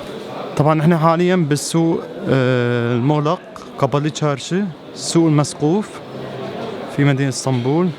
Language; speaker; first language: Arabic; native; Arabic